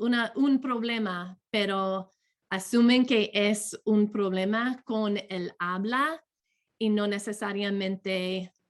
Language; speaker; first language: Spanish; non-native, fluent; English